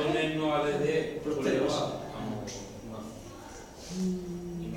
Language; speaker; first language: Japanese; non-native, learner; Bangla